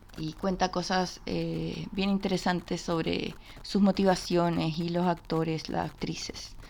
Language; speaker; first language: Spanish; native; Spanish